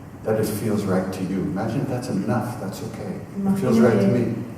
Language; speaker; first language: English; native; English